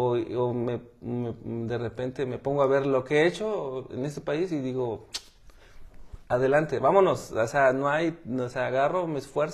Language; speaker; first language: Spanish; native; Spanish